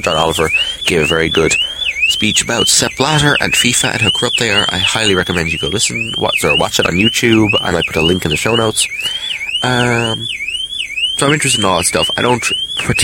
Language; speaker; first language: English; native; English